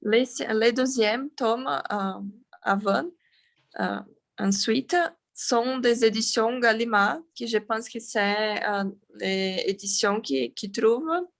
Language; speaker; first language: French; non-native, learner; Portuguese